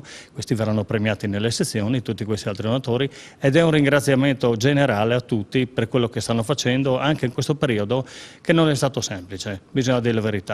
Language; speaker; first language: Italian; native; Italian